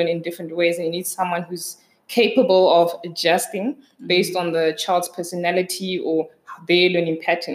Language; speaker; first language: English; non-native, local second language; Southern Sotho